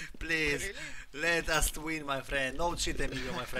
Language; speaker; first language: English; non-native, learner; Polish